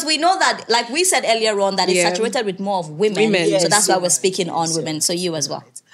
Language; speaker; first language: English; native; English